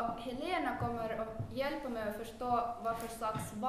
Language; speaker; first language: Swedish; non-native, fluent; Russian